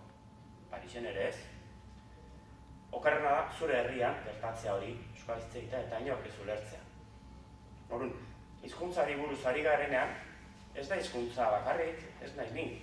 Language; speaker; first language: Basque; native; Basque